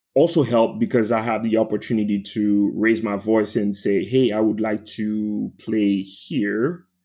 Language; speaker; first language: English; non-native, fluent; French